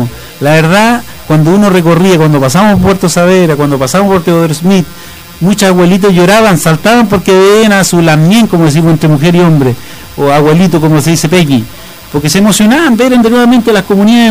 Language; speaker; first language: Spanish; native; Spanish